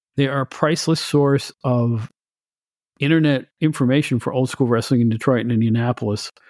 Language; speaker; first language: English; native; English